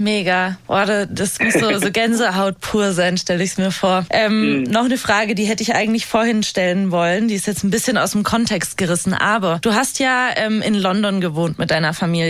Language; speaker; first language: German; native; German